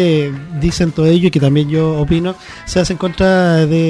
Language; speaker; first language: Spanish; native; Spanish